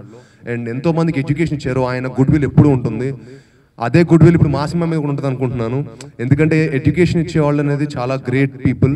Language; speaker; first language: Telugu; native; Telugu